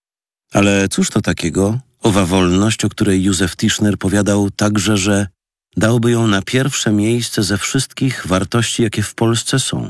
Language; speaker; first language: Polish; native; Polish